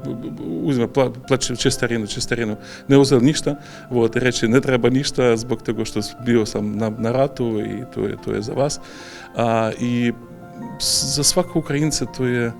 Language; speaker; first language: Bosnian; non-native, learner; Ukrainian